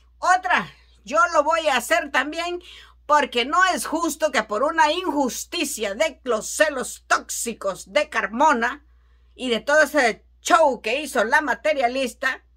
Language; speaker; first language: Spanish; native; Spanish